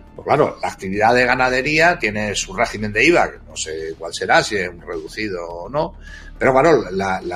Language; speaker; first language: Spanish; native; Spanish